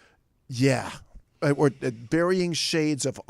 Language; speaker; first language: English; native; English